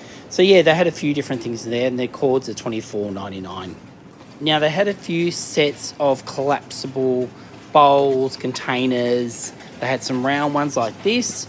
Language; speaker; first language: English; native; English